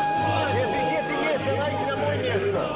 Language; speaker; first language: Russian; non-native, learner; English